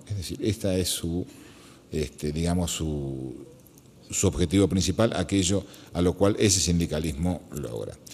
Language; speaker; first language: Spanish; native; Spanish